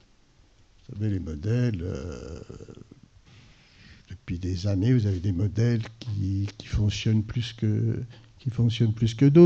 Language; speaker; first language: French; native; French